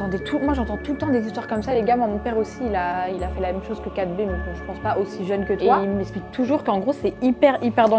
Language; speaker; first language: French; early bilingual, other home language; Arabic